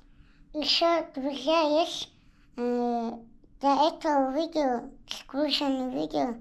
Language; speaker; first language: Russian; non-native, local second language; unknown